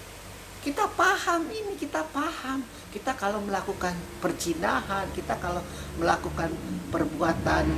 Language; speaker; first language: Indonesian; native; Indonesian